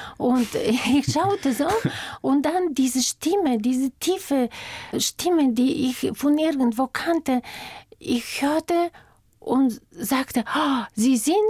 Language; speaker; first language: German; non-native, fluent; Bulgarian